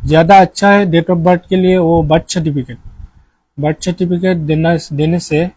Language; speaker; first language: Hindi; non-native, local second language; Assamese